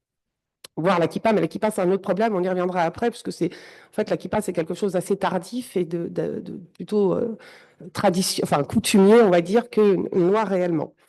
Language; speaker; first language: French; native; French